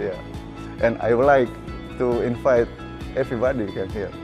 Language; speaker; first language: English; non-native, fluent; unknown